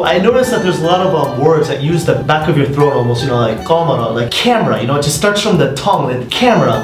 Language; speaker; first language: English; native; English